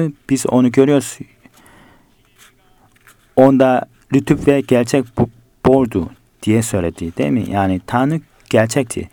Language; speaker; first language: Turkish; non-native, fluent; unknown